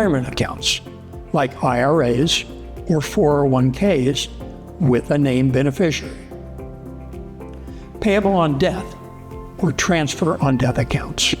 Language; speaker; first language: English; native; English